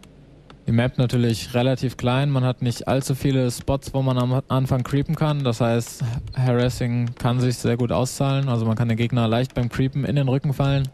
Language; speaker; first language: German; native; German